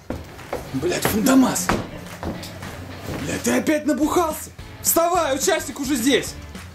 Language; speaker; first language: Russian; native; Russian